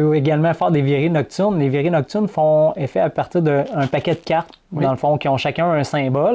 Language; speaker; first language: French; native; French